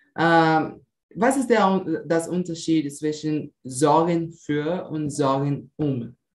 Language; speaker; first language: German; non-native, learner; Portuguese